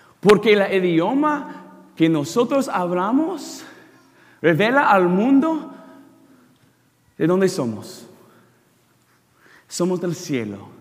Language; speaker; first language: Spanish; non-native, learner; English